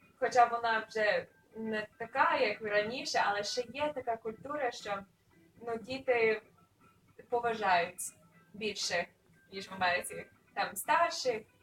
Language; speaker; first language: Ukrainian; early bilingual, other home language; English